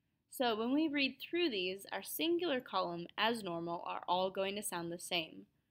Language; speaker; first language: English; native; English